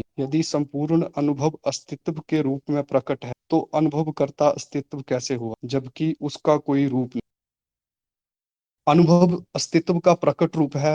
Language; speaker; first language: Hindi; native; Hindi